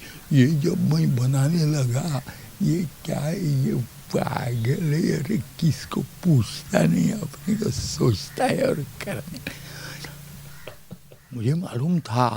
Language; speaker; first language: Hindi; non-native, local second language; Konkani